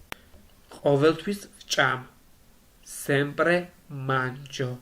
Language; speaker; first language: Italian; non-native, learner; Georgian